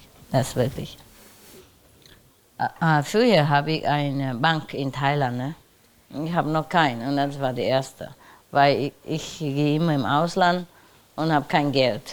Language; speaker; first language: German; non-native, learner; Vietnamese